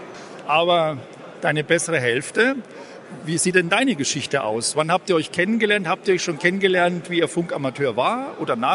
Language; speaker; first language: German; native; German